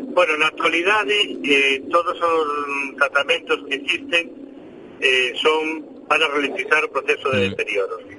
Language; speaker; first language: Galician; non-native, local second language; Spanish